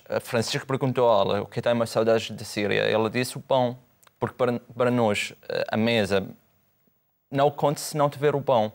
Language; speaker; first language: Portuguese; non-native, fluent; Arabic